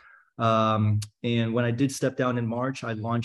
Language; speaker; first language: English; native; English